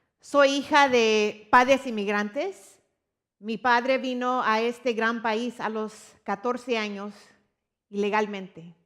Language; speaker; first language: Spanish; early bilingual, heritage; Spanish